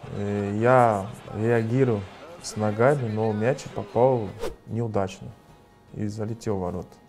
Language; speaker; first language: Russian; non-native, fluent; Portuguese